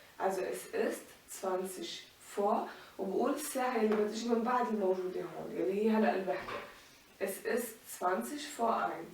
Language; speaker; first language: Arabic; native; Arabic